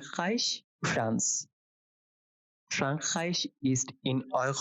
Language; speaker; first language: German; non-native, fluent; Bangla